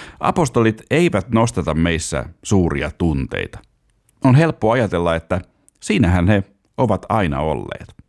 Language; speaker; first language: Finnish; native; Finnish